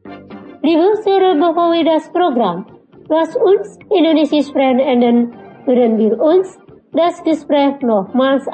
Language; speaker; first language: German; non-native, fluent; Indonesian